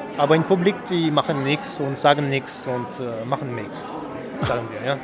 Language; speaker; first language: German; non-native, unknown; French